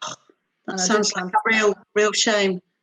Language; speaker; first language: English; native; English